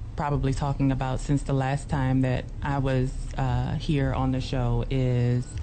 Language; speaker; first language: English; native; English